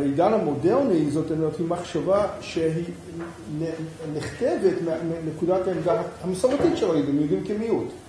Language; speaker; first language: Hebrew; non-native, fluent; English